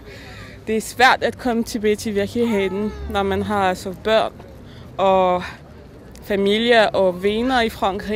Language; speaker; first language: Danish; non-native, fluent; French